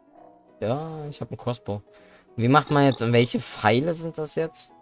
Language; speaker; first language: German; native; German